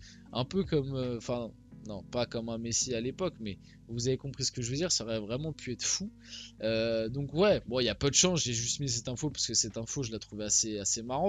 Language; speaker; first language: French; early bilingual, other home language; Portuguese